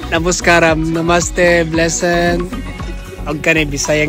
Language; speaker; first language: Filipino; non-native, local second language; Cebuano